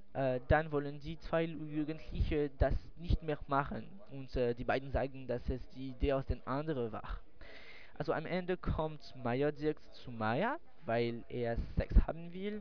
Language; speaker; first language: German; non-native, learner; French